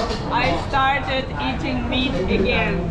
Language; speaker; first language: English; non-native, fluent; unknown